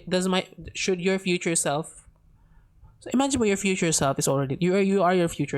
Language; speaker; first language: English; non-native, local second language; Filipino